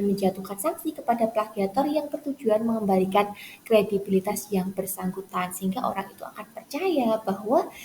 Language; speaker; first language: Indonesian; native; Indonesian